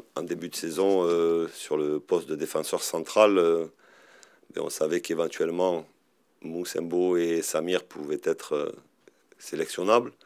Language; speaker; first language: French; native; French